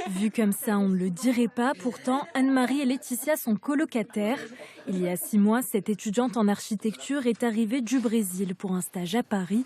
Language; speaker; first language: French; native; French